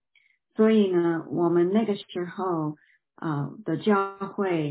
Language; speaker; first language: Chinese; non-native, fluent; English